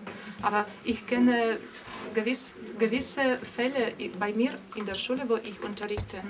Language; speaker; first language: German; non-native, fluent; Russian